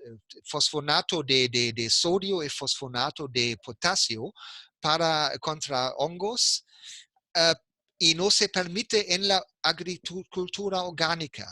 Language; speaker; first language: Spanish; non-native, fluent; German